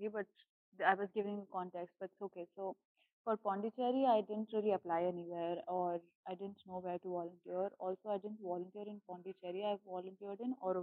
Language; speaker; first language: English; non-native, local second language; Hindi